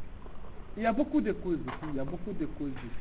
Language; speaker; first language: French; non-native, local second language; Tamasheq